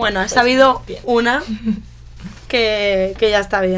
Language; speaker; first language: Spanish; native; Spanish